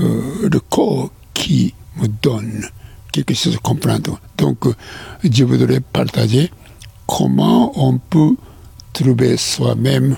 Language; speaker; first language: French; non-native, fluent; Japanese